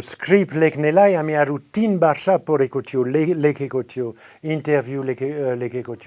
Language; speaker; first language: Nepali; non-native, fluent; French